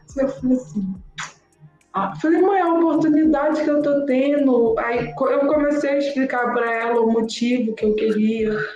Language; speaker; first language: Portuguese; native; Portuguese